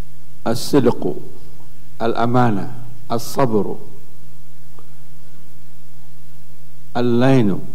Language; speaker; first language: Arabic; non-native, fluent; Indonesian